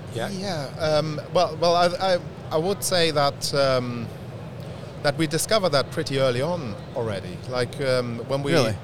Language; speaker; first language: English; non-native, fluent; German